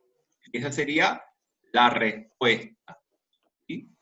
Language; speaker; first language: Spanish; native; Spanish